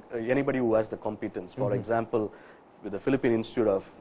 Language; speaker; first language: English; non-native, local second language; Tamil